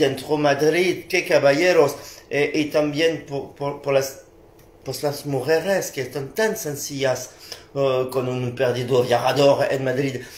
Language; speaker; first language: Spanish; non-native, learner; French